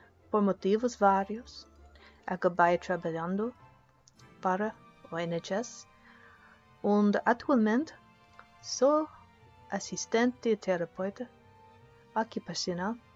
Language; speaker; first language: Portuguese; non-native, learner; English